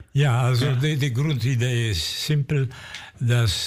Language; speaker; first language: German; non-native, fluent; Polish